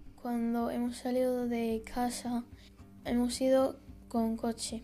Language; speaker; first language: Spanish; early bilingual, other home language; Arabic